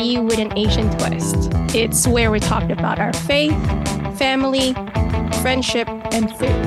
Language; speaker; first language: English; non-native, local second language; Filipino